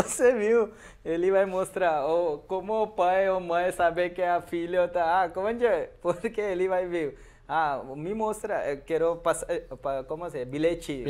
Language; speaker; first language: Portuguese; non-native, learner; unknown